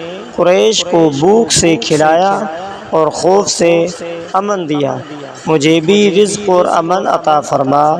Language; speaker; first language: Urdu; native; Urdu